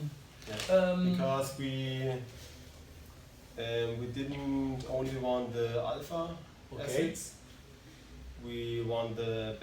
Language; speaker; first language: English; non-native, learner; German